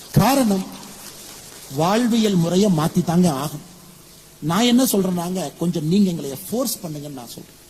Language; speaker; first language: Tamil; native; Tamil